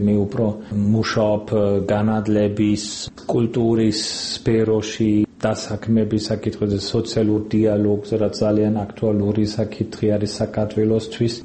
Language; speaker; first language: Georgian; non-native, fluent; German